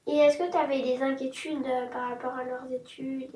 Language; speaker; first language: French; native; French